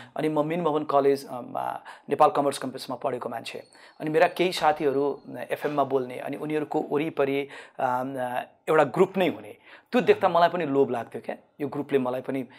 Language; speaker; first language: Nepali; native; Nepali